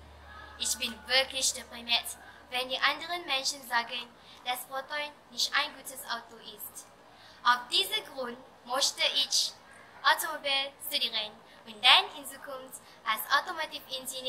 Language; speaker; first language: German; non-native, learner; Malay